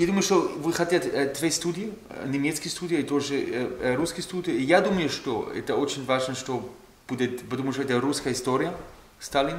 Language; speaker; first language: Russian; non-native, learner; German